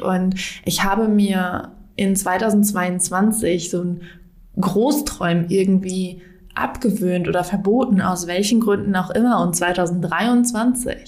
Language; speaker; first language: German; native; German